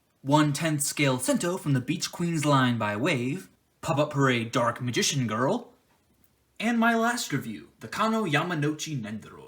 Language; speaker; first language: English; native; English